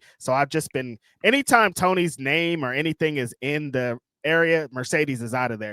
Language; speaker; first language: English; native; English